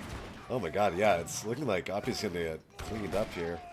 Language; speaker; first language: English; native; English